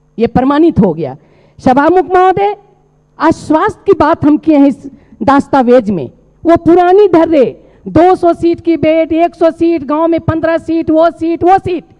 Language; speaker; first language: Hindi; non-native, local second language; Maithili